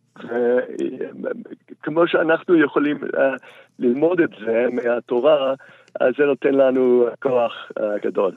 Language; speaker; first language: Hebrew; non-native, fluent; English